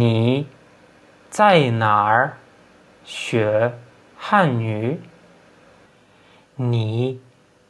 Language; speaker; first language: Chinese; non-native, fluent; Turkmen